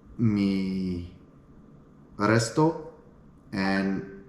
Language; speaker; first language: Italian; non-native, learner; English